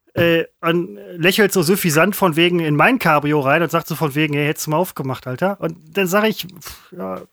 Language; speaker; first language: German; native; German